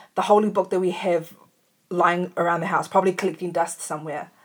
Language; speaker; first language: English; native; English